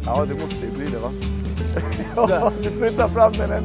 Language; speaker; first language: Swedish; native; Swedish